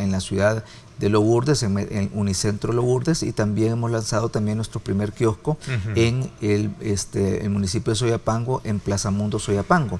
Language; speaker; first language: Spanish; native; Spanish